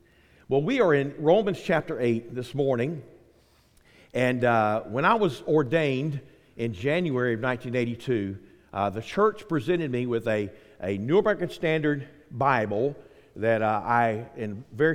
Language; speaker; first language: English; native; English